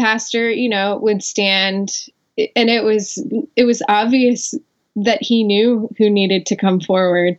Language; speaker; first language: English; native; English